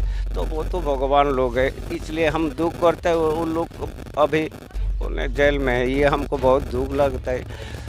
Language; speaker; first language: Hindi; non-native, local second language; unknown